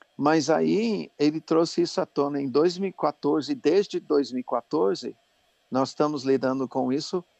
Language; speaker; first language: Portuguese; non-native, fluent; English